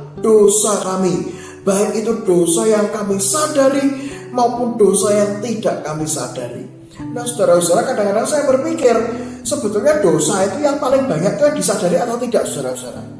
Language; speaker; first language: Indonesian; native; Indonesian